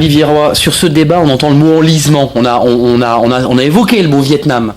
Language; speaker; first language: French; native; French